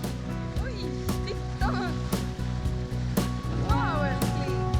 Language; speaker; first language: Swedish; native; Swedish